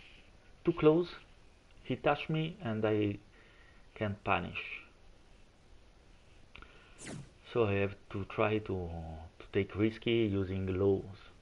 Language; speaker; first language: English; non-native, learner; Italian